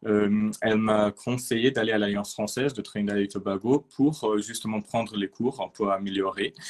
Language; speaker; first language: French; non-native, fluent; English